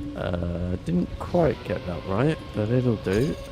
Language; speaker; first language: English; native; English